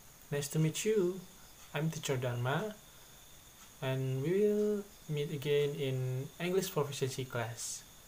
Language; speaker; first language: English; non-native, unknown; Indonesian